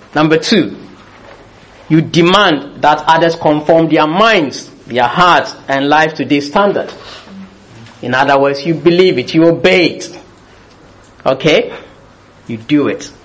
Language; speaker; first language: English; non-native, local second language; Akan